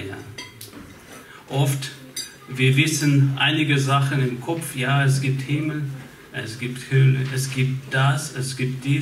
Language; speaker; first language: German; non-native, fluent; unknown